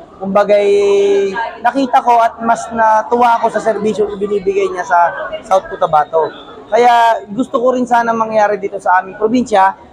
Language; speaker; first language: Filipino; native; Filipino